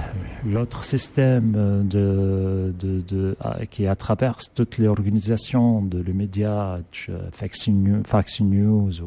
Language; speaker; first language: French; non-native, learner; Arabic